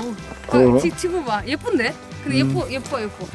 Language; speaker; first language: Korean; non-native, learner; Greek